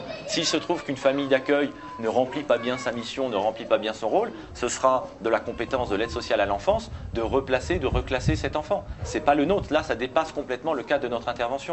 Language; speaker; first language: French; native; French